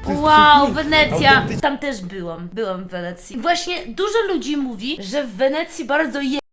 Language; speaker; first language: Polish; native; Polish